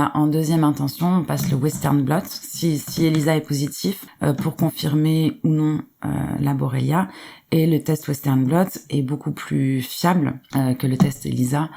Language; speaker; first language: French; native; French